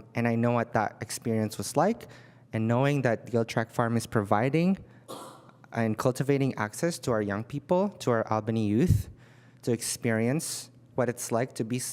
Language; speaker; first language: English; non-native, fluent; Indonesian